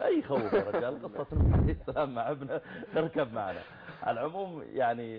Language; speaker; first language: Arabic; native; Arabic